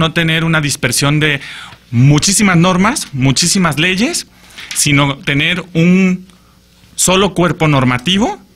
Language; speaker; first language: Spanish; native; Spanish